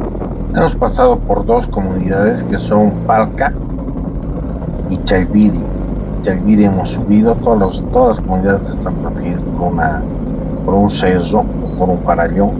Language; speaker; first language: Spanish; native; Spanish